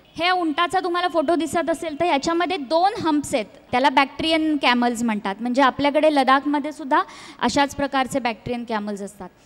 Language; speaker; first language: Marathi; native; Marathi